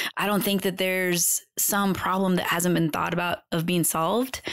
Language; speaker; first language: English; native; English